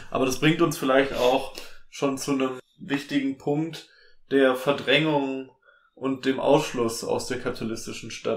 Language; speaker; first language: German; native; German